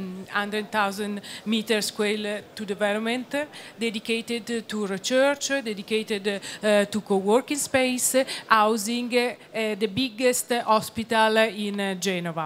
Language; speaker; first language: English; non-native, learner; Italian